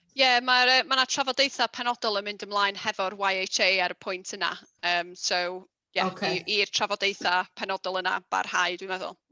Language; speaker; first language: Welsh; native; Welsh